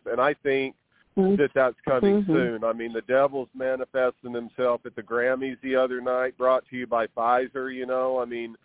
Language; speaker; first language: English; native; English